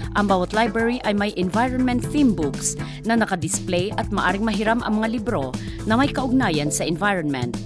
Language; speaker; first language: Filipino; native; Filipino